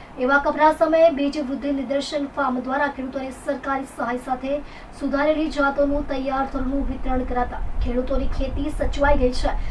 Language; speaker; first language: Gujarati; native; Gujarati